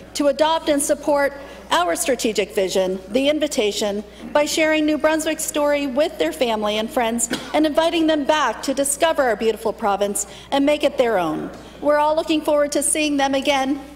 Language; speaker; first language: English; native; English